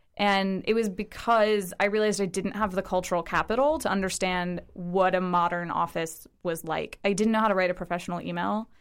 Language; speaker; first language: English; early bilingual, other home language; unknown